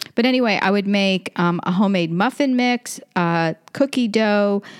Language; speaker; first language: English; native; English